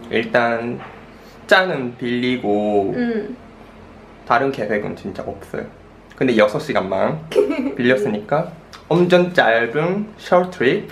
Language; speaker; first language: Korean; non-native, fluent; Japanese